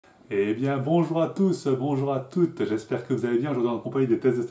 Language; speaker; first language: French; native; French